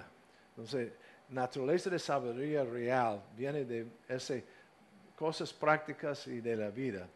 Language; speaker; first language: Spanish; non-native, fluent; English